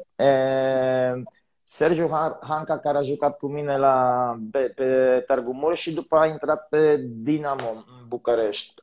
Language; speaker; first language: Romanian; non-native, learner; Polish